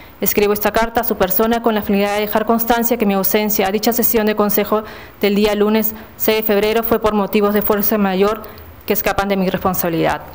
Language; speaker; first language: Spanish; native; Spanish